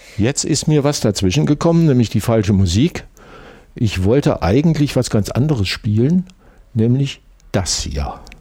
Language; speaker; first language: German; native; German